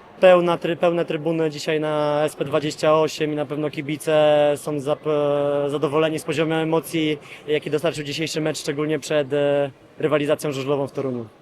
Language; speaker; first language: Polish; native; Polish